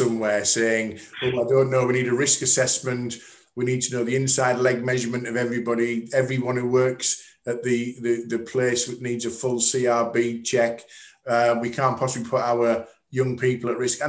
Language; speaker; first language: English; native; English